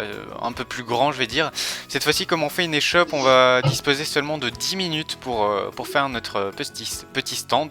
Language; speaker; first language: French; native; French